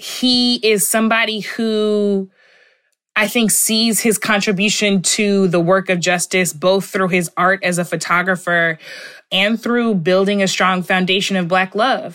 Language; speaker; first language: English; native; English